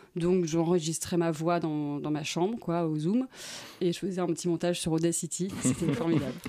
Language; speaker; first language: French; native; French